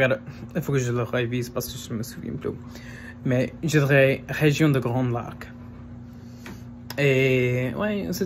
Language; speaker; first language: French; non-native, fluent; English